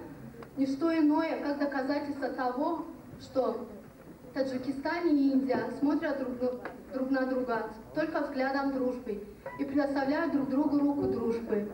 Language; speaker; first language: Russian; non-native, local second language; Tajik